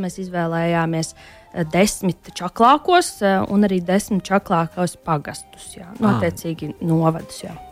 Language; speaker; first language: Latvian; native; Latvian